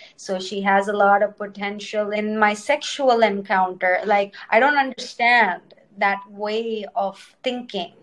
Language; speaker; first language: English; non-native, local second language; Telugu